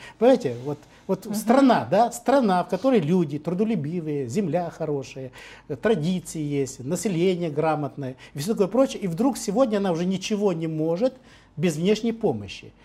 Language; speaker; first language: Russian; native; Russian